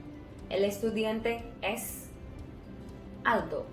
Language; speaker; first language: Spanish; non-native, fluent; Hindi